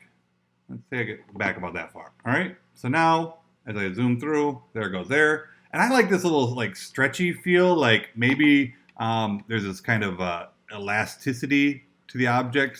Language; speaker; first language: English; native; English